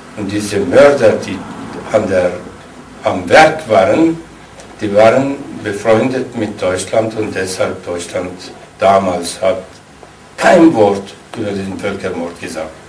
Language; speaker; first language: German; non-native, fluent; Kurdish